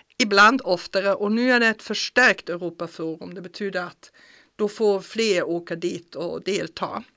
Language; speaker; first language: Swedish; non-native, fluent; German